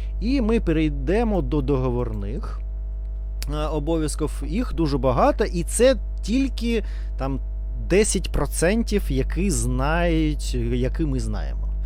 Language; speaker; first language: Ukrainian; non-native, learner; Russian